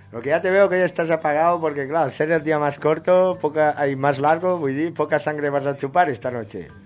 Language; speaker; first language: Spanish; non-native, local second language; Catalan